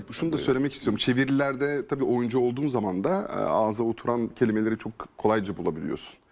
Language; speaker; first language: Turkish; early bilingual, heritage; Turkish